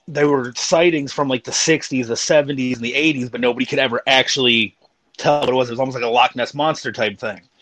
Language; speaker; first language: English; native; English